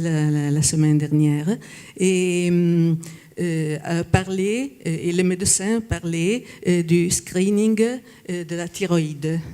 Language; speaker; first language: French; non-native, fluent; Italian